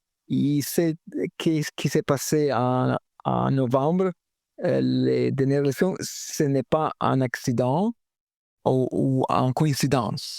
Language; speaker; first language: French; non-native, fluent; Italian